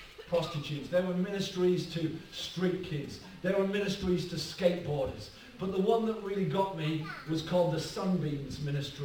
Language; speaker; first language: English; native; English